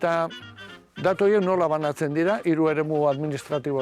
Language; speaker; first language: Basque; native; Basque